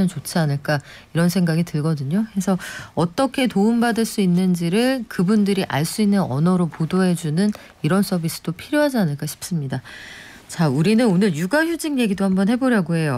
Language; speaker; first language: Korean; native; Korean